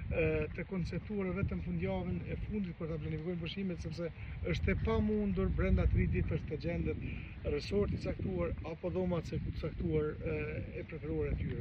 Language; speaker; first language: Albanian; native; Albanian